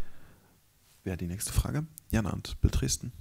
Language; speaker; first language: German; native; German